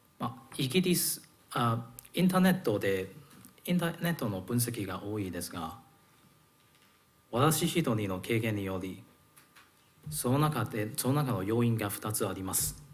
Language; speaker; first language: Japanese; non-native, learner; Cantonese